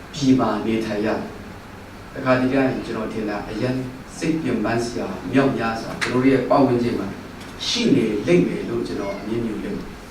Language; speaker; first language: Burmese; non-native, local second language; Kachin